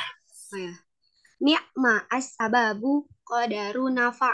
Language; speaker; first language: Arabic; non-native, learner; Indonesian